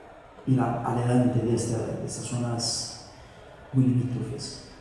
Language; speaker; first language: Spanish; non-native, fluent; Portuguese